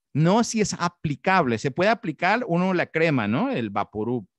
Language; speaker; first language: English; non-native, fluent; Spanish